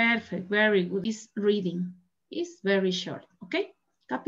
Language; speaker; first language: English; non-native, learner; Spanish